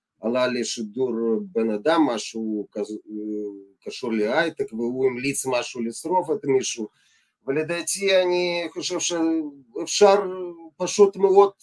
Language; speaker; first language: Hebrew; non-native, fluent; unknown